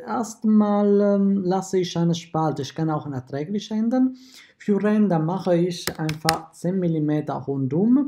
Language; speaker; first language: German; non-native, fluent; Italian